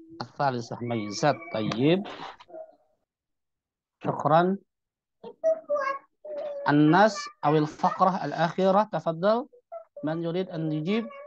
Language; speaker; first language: Arabic; non-native, fluent; Indonesian